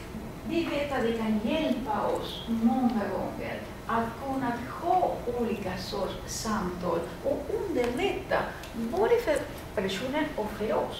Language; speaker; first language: Swedish; non-native, fluent; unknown